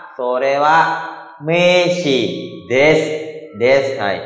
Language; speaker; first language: Japanese; non-native, fluent; Khmer